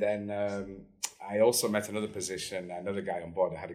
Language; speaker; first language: English; native; English